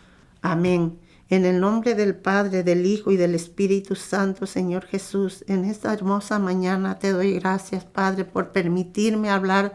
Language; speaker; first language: Spanish; native; Spanish